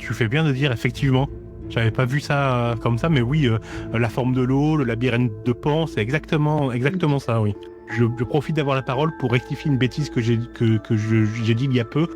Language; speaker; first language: French; native; French